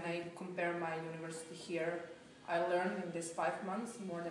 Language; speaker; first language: English; non-native, fluent; Croatian